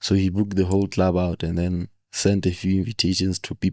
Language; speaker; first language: English; non-native, local second language; Tswana